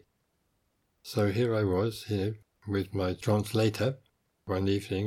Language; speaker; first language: English; native; English